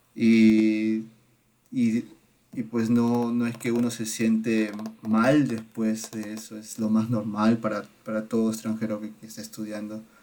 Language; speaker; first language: Spanish; native; Spanish